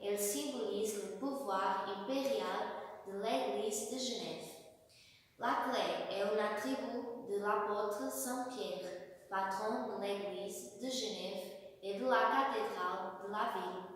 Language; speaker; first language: French; non-native, learner; Portuguese